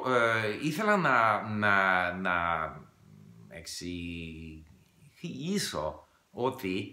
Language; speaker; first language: Greek; non-native, learner; English